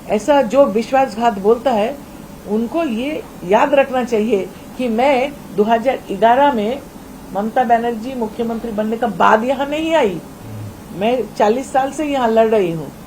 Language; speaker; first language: Hindi; non-native, local second language; Bangla